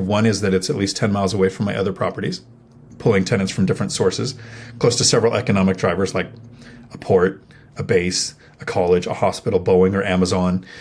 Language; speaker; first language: English; native; English